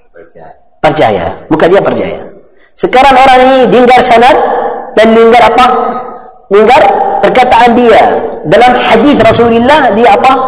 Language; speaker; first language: Malay; non-native, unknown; Arabic